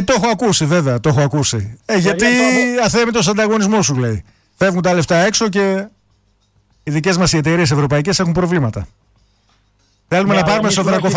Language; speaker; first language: Greek; native; Greek